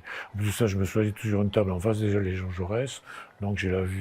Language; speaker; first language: French; native; French